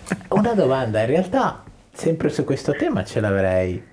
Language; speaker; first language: Italian; native; Italian